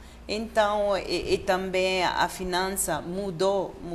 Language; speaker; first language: Portuguese; non-native, fluent; Italian